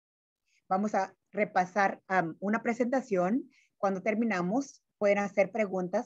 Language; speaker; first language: Spanish; early bilingual, heritage; Spanish